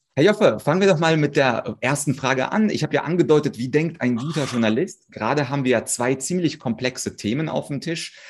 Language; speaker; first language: German; early bilingual, other home language; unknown